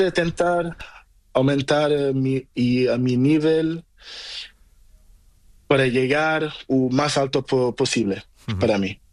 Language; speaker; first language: Spanish; non-native, learner; Portuguese